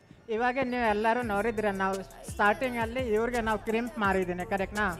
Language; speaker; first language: Kannada; non-native, local second language; Hindi